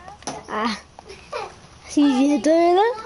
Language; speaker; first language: Spanish; native; Spanish